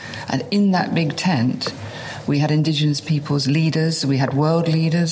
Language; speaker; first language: English; native; English